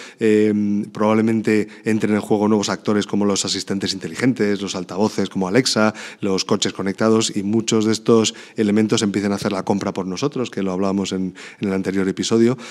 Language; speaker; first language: Spanish; native; Spanish